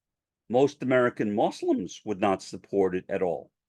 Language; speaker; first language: English; native; English